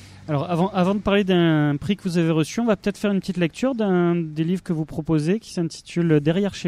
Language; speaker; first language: French; native; French